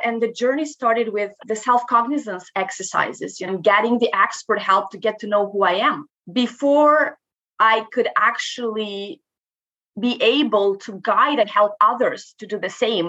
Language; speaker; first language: English; non-native, fluent; Romanian